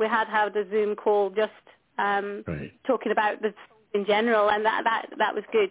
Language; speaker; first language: English; native; English